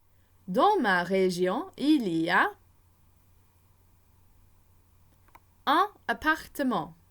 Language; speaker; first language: French; non-native, fluent; English